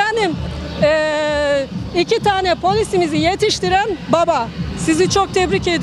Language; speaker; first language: Turkish; native; Turkish